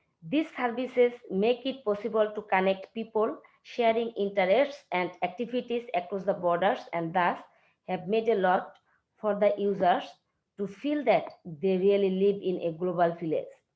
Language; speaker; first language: English; non-native, local second language; Bangla